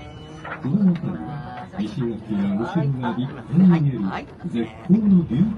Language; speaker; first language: Japanese; native; Japanese